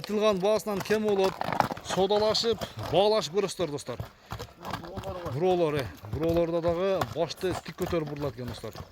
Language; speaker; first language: Kyrgyz; native; Kyrgyz